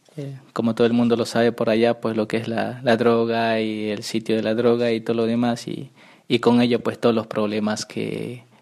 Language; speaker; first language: Spanish; native; Spanish